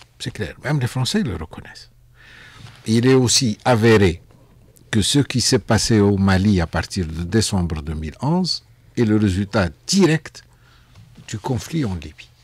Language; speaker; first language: French; non-native, local second language; Arabic